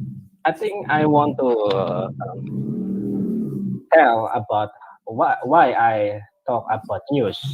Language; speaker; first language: English; non-native, learner; Indonesian